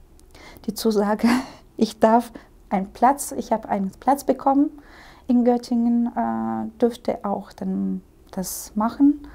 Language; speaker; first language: German; early bilingual, heritage; Russian